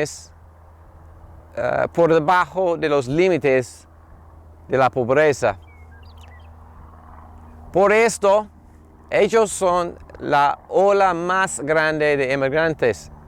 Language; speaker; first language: Spanish; non-native, learner; English